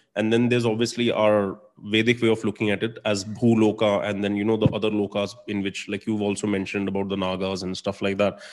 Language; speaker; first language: English; non-native, local second language; Hindi